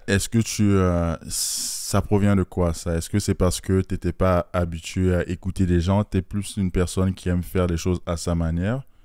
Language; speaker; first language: French; native; French